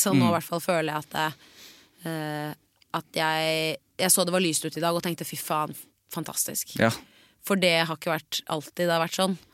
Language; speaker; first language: Norwegian; native; Norwegian